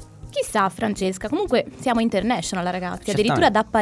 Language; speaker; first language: Italian; native; Italian